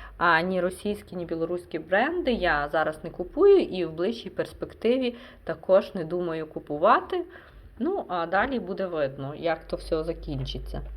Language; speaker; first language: Ukrainian; non-native, local second language; Russian